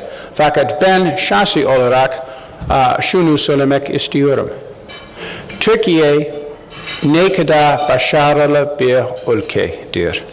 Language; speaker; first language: Turkish; non-native, learner; English